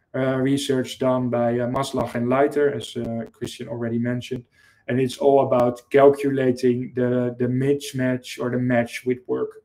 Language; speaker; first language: English; non-native, fluent; Dutch